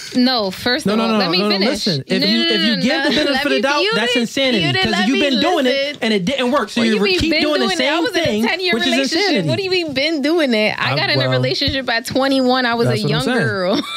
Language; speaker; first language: English; native; English